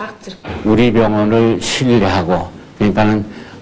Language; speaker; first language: Korean; native; Korean